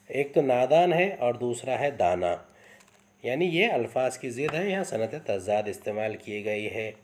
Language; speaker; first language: Urdu; native; Urdu